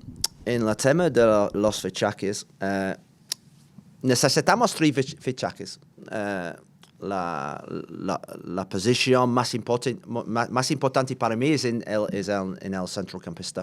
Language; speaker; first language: Spanish; non-native, learner; English